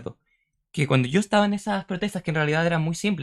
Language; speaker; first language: Spanish; native; Spanish